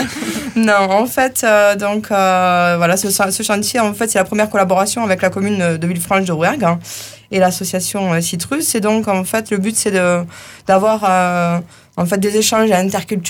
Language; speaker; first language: French; native; French